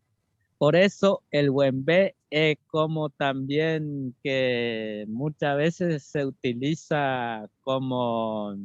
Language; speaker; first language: Spanish; non-native, local second language; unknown